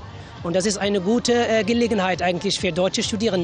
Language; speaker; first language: German; non-native, fluent; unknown